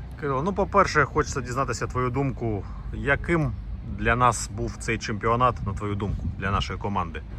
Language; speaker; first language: Ukrainian; native; Ukrainian